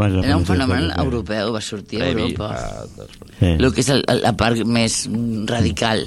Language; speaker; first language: Catalan; native; Catalan